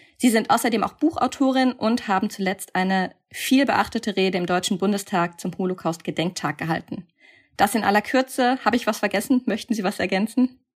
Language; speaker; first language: German; native; German